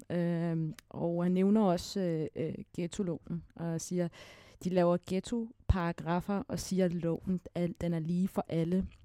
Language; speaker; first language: Danish; early bilingual, other home language; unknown